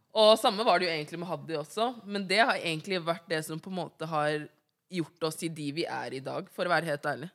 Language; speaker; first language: Norwegian; early bilingual, other home language; Wolof